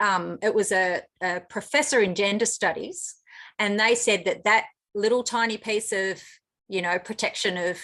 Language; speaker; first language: English; native; English